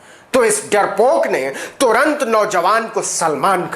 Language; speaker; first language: Hindi; native; Hindi